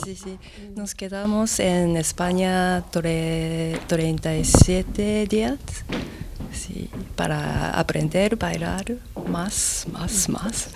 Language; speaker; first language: Spanish; non-native, learner; Japanese